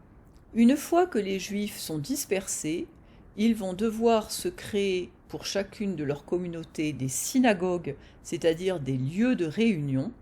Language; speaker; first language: French; native; French